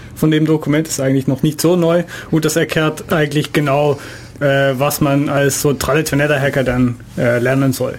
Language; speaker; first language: German; non-native, fluent; Dutch